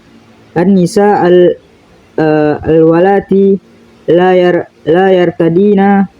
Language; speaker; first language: Arabic; non-native, learner; Indonesian